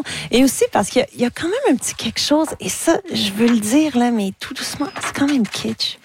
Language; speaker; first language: French; native; French